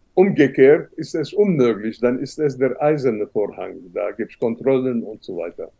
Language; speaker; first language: German; non-native, fluent; Arabic